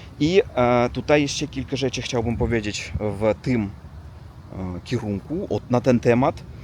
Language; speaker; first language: Polish; non-native, learner; Russian